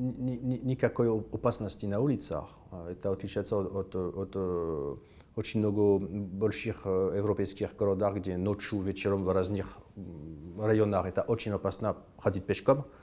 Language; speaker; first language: Russian; non-native, fluent; French